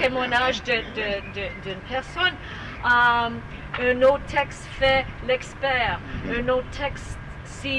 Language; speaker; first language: French; non-native, learner; English